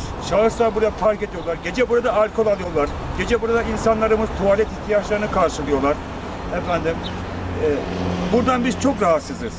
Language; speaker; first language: Turkish; native; Turkish